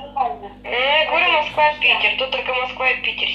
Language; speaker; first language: Russian; native; Russian